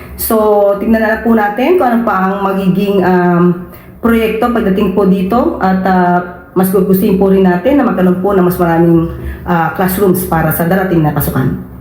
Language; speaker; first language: Filipino; native; Filipino